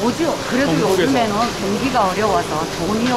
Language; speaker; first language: Korean; native; Korean